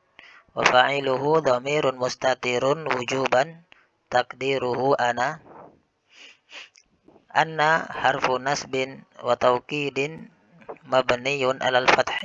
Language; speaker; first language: Arabic; non-native, fluent; Indonesian